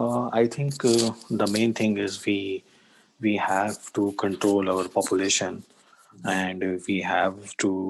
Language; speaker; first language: English; non-native, learner; Urdu